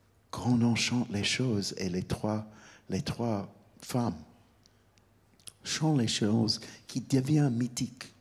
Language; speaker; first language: French; non-native, fluent; English